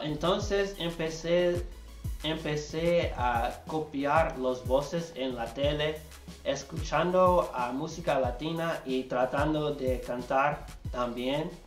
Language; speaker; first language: Spanish; non-native, learner; English